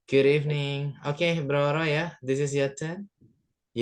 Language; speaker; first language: English; non-native, fluent; Indonesian